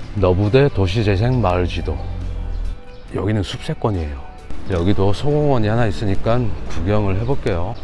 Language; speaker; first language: Korean; native; Korean